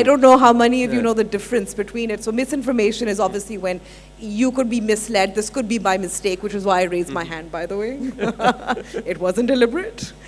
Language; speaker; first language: English; non-native, local second language; Urdu